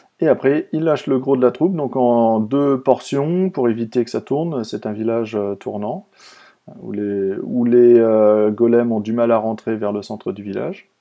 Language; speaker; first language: French; native; French